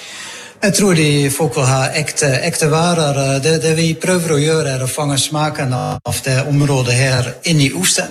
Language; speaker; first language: Norwegian; non-native, fluent; Dutch